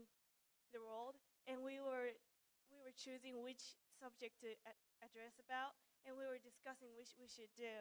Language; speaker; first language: English; non-native, fluent; Japanese